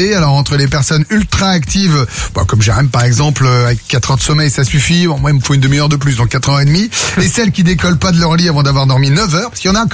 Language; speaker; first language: French; native; French